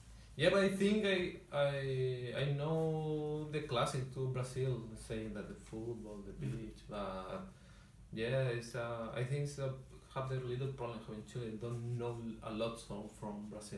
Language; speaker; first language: English; non-native, learner; Spanish